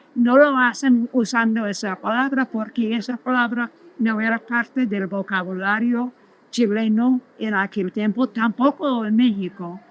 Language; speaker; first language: Spanish; non-native, fluent; English